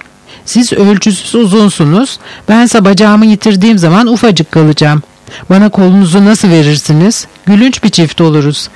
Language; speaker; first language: Turkish; native; Turkish